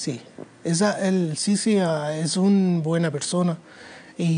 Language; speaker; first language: Spanish; non-native, learner; Arabic